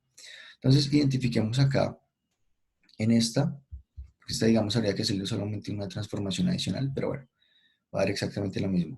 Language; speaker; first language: Spanish; native; Spanish